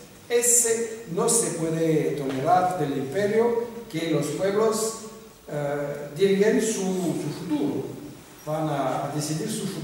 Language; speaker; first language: Spanish; non-native, fluent; French